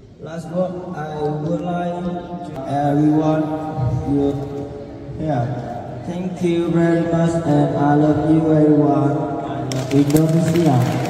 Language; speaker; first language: English; non-native, learner; Vietnamese